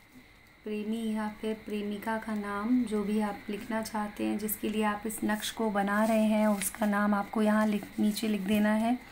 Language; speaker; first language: Hindi; native; Hindi